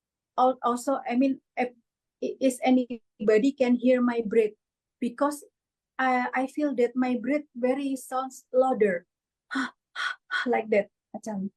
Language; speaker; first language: English; non-native, learner; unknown